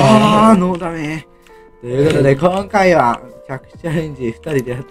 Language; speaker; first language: Japanese; native; Japanese